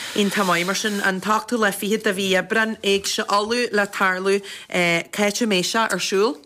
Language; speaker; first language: Irish; native; Irish